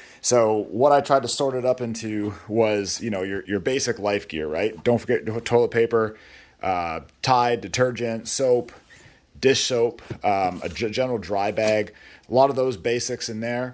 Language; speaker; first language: English; native; English